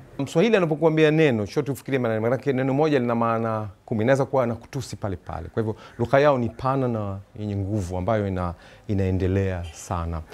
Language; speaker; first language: Swahili; native; Swahili